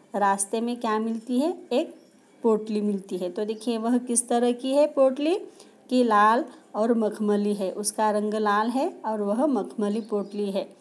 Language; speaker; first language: Hindi; non-native, local second language; Marathi